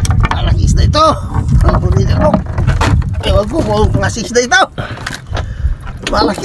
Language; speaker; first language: Filipino; non-native, local second language; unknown